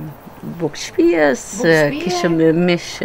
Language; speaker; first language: Albanian; early bilingual, heritage; Albanian